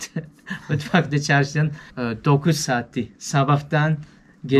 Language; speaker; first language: Turkish; non-native, learner; Japanese